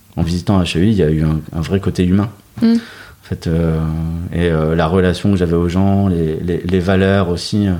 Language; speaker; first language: French; native; French